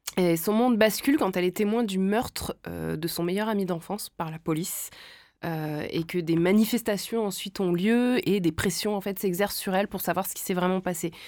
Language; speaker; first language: French; native; French